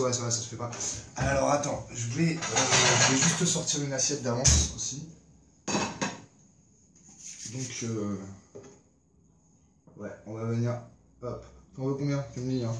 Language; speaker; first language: French; native; French